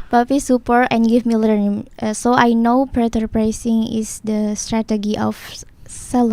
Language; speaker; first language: English; non-native, learner; Indonesian